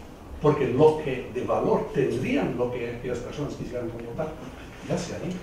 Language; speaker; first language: Spanish; non-native, fluent; English